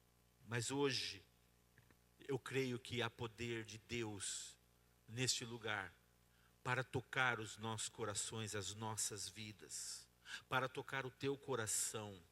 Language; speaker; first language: Portuguese; native; Portuguese